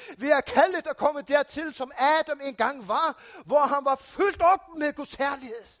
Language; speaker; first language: Danish; non-native, local second language; Faroese